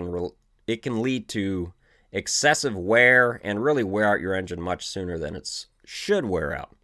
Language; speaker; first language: English; native; English